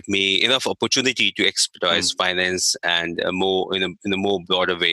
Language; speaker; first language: English; non-native, local second language; Hindi